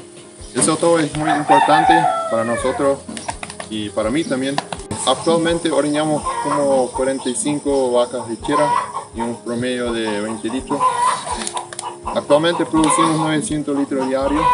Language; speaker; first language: Spanish; non-native, local second language; Plautdietsch